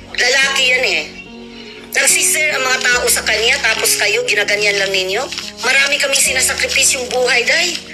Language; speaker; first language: Filipino; non-native, local second language; Cebuano